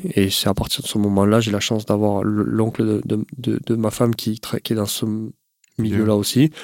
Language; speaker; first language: French; native; French